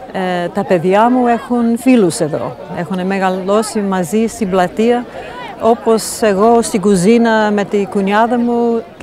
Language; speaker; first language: Greek; non-native, fluent; English